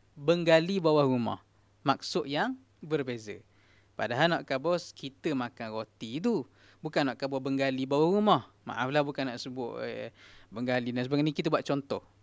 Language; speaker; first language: Malay; native; Malay